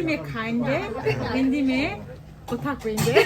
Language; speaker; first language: Hindi; non-native, local second language; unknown